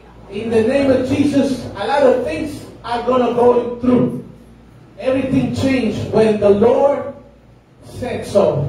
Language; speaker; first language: English; non-native, learner; Spanish